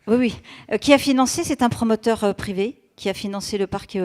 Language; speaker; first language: French; native; French